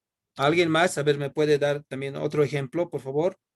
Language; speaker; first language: Spanish; native; Spanish